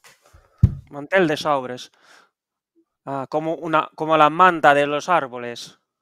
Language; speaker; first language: Spanish; non-native, fluent; Dutch